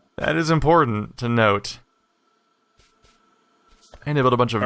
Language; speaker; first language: English; native; English